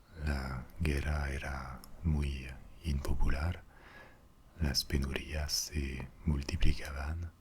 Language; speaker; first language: Spanish; non-native, fluent; French